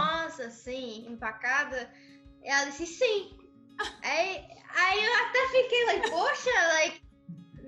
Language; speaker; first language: Portuguese; early bilingual, other home language; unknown